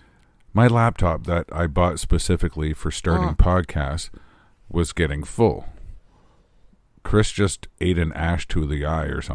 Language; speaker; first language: English; native; English